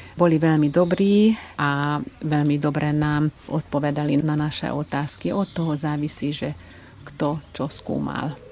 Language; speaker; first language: Slovak; early bilingual, heritage; Slovak